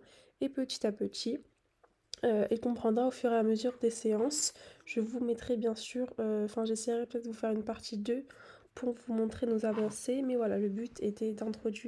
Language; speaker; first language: French; native; French